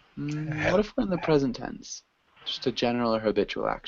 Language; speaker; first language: English; native; English